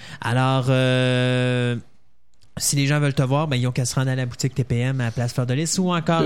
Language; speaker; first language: French; native; French